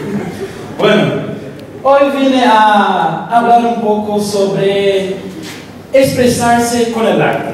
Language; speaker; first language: Spanish; non-native, local second language; Portuguese